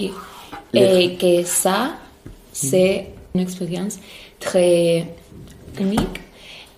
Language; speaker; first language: French; non-native, learner; Spanish